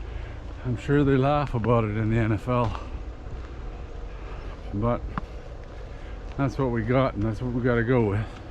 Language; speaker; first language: English; native; English